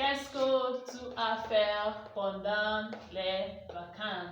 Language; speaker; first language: French; non-native, fluent; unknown